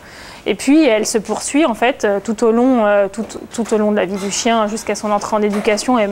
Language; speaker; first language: French; native; French